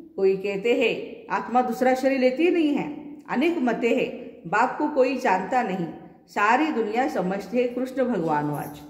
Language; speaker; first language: Hindi; non-native, local second language; Marathi